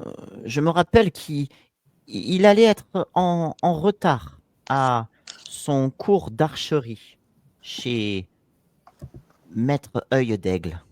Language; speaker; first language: French; native; French